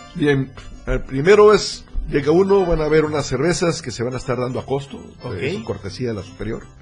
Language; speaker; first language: Spanish; native; Spanish